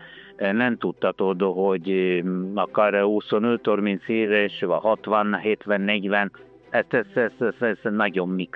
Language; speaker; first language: Hungarian; non-native, learner; Italian